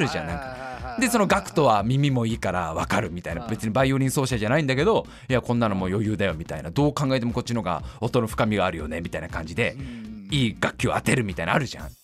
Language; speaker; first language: Japanese; native; Japanese